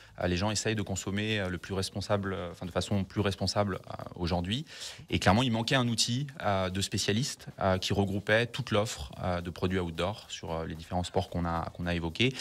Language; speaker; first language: French; native; French